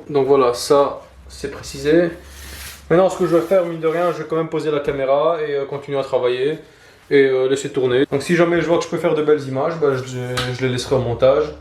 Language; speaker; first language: French; native; French